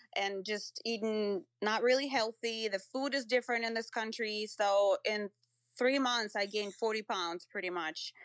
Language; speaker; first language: English; non-native, fluent; Russian